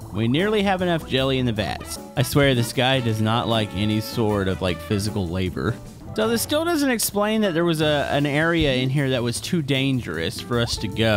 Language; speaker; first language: English; native; English